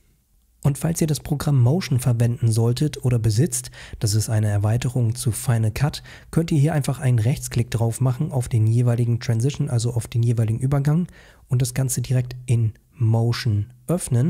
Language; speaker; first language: German; native; German